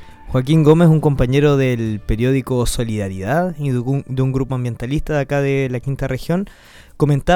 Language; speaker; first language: Spanish; native; Spanish